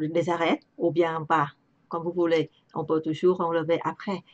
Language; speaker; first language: French; non-native, learner; Vietnamese